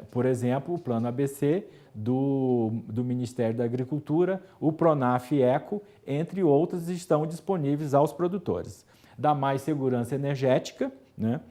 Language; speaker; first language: Portuguese; native; Portuguese